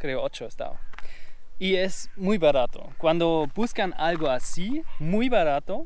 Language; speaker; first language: Spanish; non-native, learner; German